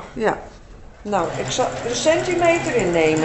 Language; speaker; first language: Dutch; native; Dutch